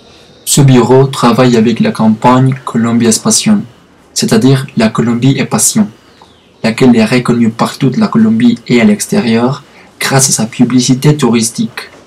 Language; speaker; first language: French; non-native, learner; Spanish